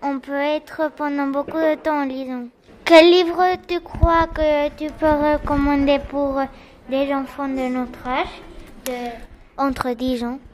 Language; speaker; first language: French; non-native, learner; Spanish